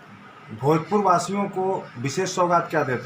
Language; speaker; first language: Hindi; native; Hindi